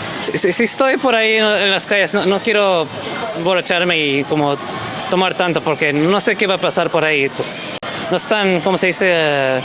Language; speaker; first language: Spanish; early bilingual, heritage; Spanish